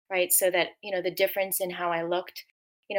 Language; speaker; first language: English; native; English